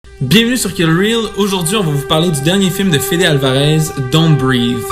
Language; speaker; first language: French; native; French